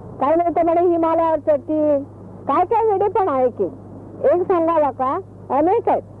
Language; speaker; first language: Marathi; native; Marathi